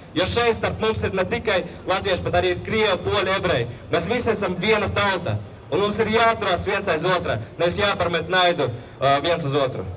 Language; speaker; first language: Latvian; non-native, local second language; Russian